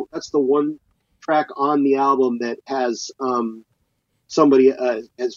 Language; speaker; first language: English; native; English